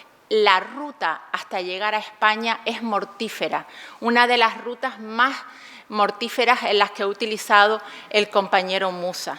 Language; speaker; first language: Spanish; native; Spanish